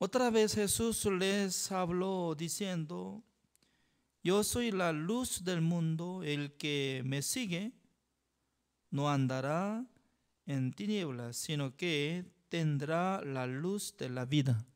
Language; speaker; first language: Spanish; non-native, fluent; Korean